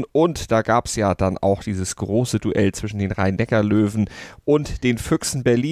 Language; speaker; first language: German; native; German